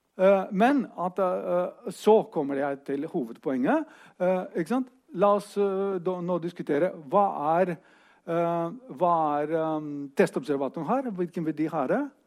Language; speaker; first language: Norwegian; non-native, fluent; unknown